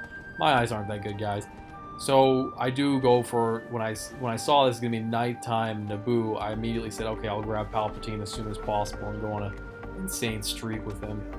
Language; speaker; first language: English; native; English